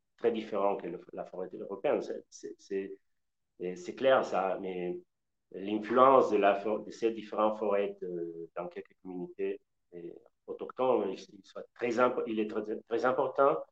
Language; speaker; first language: French; non-native, learner; Spanish